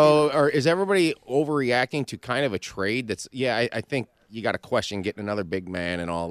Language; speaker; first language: English; native; English